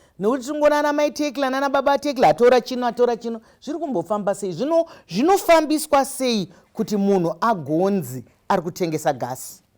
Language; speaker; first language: Shona; native; Shona